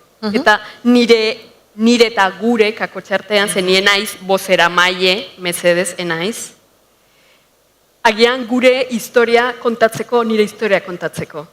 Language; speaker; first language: Basque; non-native, fluent; Spanish